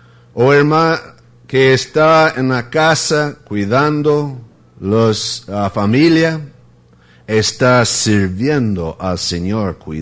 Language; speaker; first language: Spanish; non-native, fluent; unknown